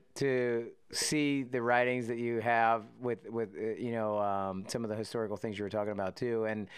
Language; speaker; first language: English; native; English